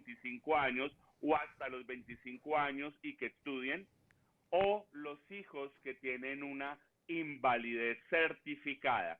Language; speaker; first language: Spanish; native; Spanish